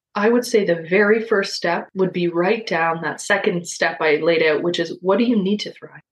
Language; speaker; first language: English; native; English